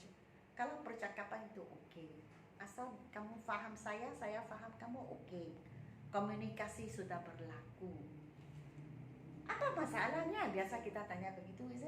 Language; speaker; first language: Indonesian; non-native, local second language; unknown